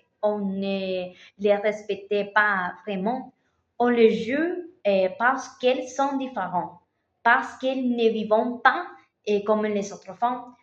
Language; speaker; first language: French; non-native, learner; Spanish